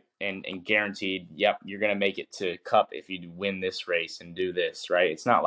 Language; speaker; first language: English; native; English